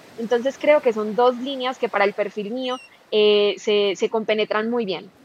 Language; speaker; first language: Spanish; native; Spanish